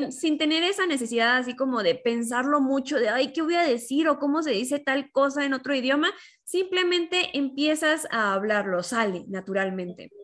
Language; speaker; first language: Spanish; native; Spanish